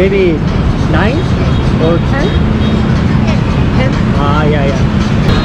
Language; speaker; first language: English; non-native, learner; Korean